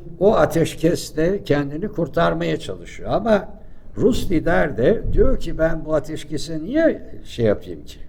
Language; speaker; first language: Turkish; native; Turkish